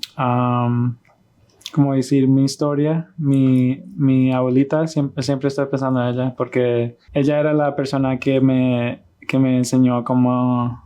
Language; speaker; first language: Spanish; early bilingual, other home language; English